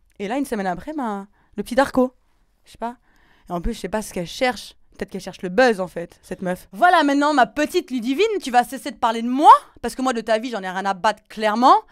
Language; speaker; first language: French; native; French